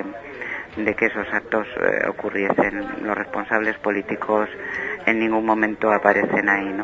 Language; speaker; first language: Spanish; native; Spanish